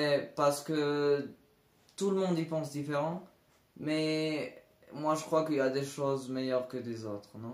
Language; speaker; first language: French; non-native, learner; Spanish